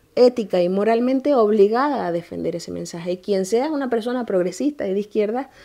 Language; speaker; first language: Spanish; native; Spanish